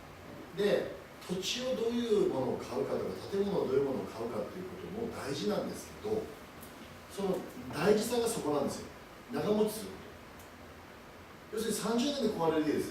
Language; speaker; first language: Japanese; native; Japanese